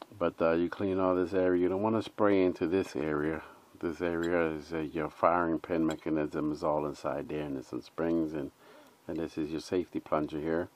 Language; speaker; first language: English; native; English